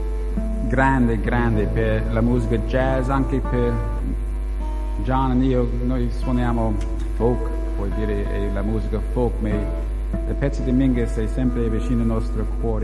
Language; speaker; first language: Italian; non-native, learner; English